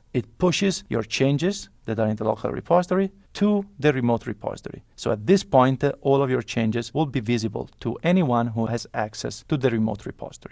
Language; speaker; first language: English; non-native, fluent; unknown